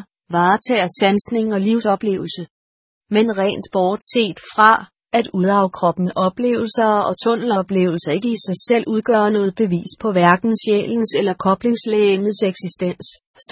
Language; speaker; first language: Danish; native; Danish